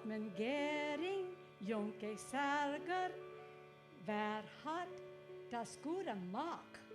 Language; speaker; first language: German; early bilingual, heritage; English